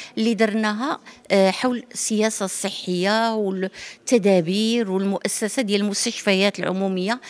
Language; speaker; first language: Arabic; native; Arabic